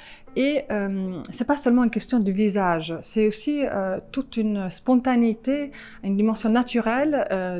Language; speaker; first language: French; non-native, fluent; Italian